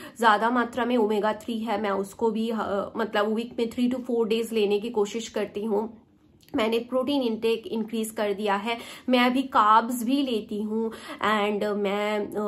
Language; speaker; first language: Hindi; native; Hindi